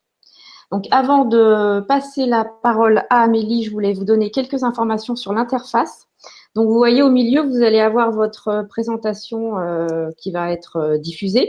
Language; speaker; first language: French; native; French